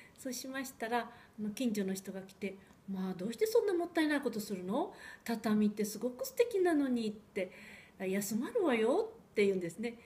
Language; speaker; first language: Japanese; early bilingual, heritage; Japanese